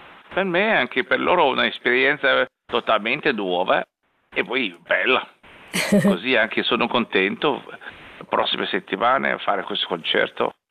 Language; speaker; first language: Italian; non-native, learner; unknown